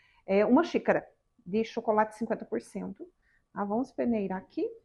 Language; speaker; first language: Portuguese; native; Portuguese